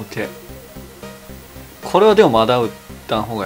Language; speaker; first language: Japanese; native; Japanese